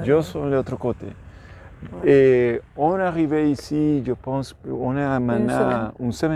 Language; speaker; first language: French; non-native, learner; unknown